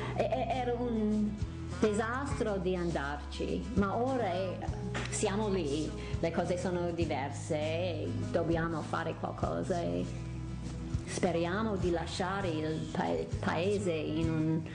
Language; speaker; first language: Italian; non-native, fluent; English